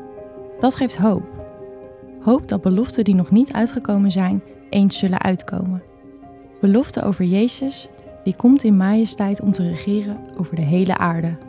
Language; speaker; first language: Dutch; native; Dutch